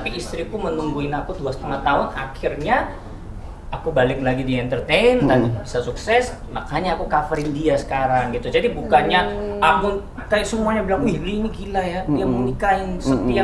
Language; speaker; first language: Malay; non-native, fluent; Korean